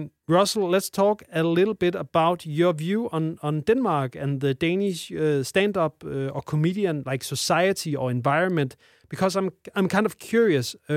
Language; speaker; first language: English; non-native, fluent; Danish